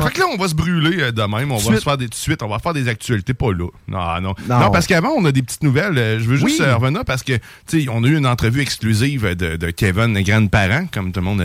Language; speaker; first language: French; native; French